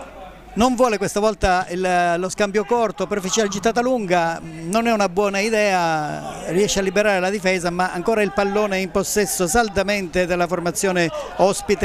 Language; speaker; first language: Italian; native; Italian